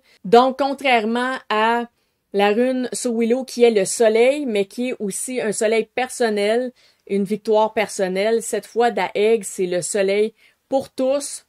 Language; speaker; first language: French; native; French